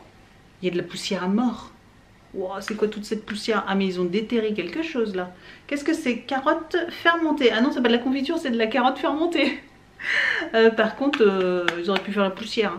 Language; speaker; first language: French; native; French